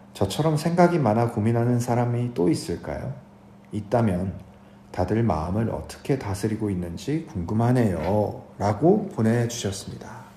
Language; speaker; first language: Korean; native; Korean